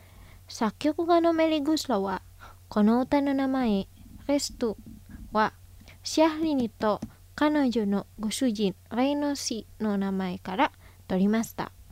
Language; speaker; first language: Japanese; non-native, fluent; Indonesian